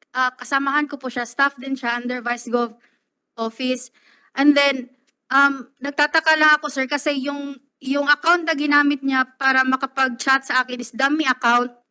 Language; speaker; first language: Filipino; non-native, local second language; Cebuano